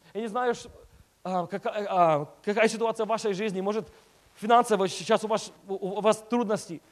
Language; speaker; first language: Russian; early bilingual, heritage; Russian